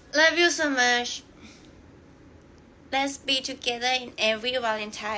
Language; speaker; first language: English; non-native, learner; Thai